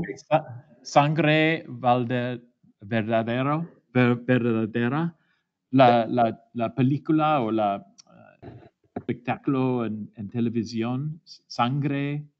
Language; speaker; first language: Spanish; non-native, learner; English